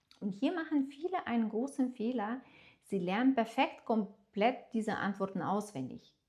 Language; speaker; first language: German; non-native, fluent; Lithuanian